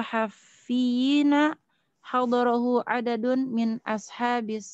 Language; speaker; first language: Arabic; non-native, learner; Indonesian